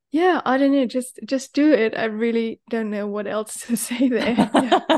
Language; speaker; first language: English; non-native, fluent; German